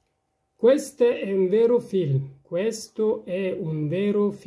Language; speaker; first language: Italian; non-native, fluent; Persian